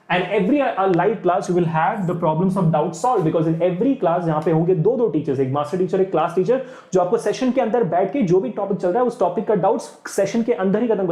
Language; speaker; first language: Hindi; native; Hindi